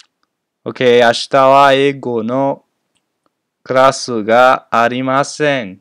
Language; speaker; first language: Japanese; non-native, fluent; English